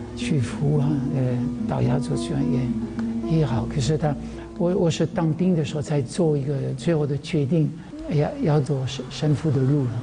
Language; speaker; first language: Chinese; non-native, fluent; French